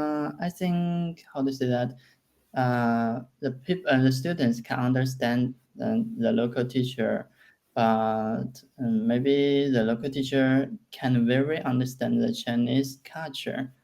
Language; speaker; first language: English; non-native, learner; Chinese